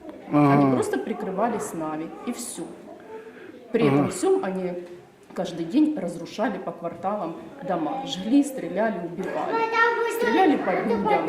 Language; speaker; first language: Russian; native; Russian